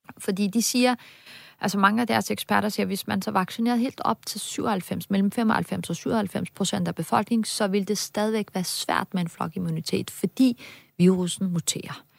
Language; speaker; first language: Danish; early bilingual, other home language; Turkish